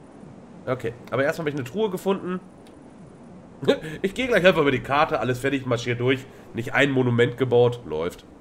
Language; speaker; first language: German; native; German